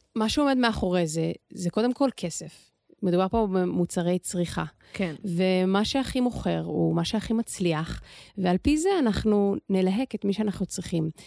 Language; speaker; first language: Hebrew; native; Hebrew